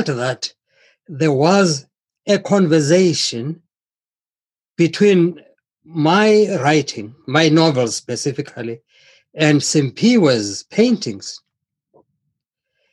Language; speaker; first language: English; non-native, local second language; Xhosa